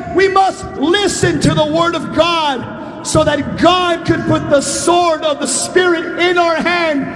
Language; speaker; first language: English; early bilingual, other home language; Spanish